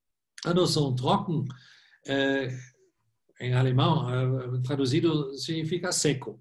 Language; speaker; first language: Portuguese; non-native, fluent; German